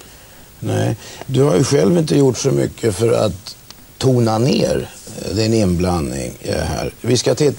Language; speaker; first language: Swedish; native; Swedish